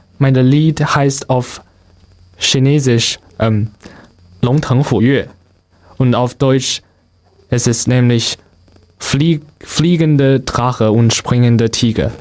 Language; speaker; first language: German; non-native, learner; Cantonese